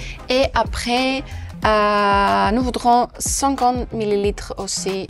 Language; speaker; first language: French; non-native, local second language; Dutch